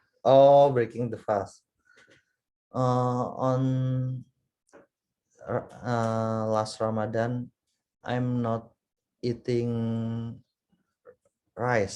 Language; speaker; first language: English; non-native, learner; Indonesian